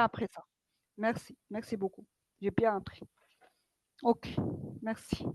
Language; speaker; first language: French; non-native, local second language; Arabic